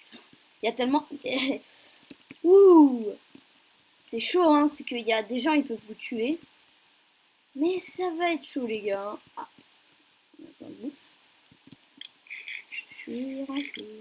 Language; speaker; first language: French; native; French